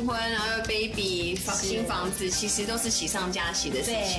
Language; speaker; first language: Chinese; native; Chinese